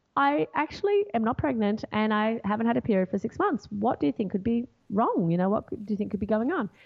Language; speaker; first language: English; non-native, fluent; Portuguese